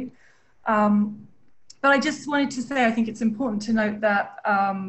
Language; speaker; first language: English; native; English